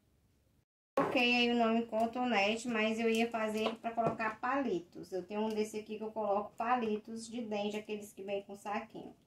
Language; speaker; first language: Portuguese; native; Portuguese